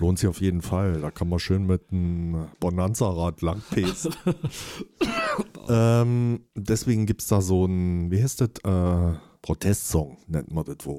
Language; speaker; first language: German; native; German